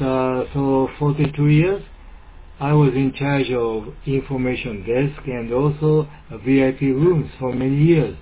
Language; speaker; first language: English; non-native, learner; Japanese